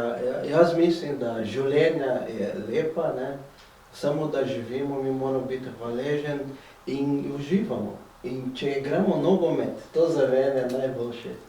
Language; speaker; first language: Slovenian; non-native, fluent; Portuguese